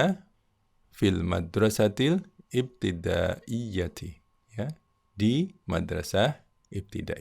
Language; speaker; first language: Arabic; non-native, fluent; Indonesian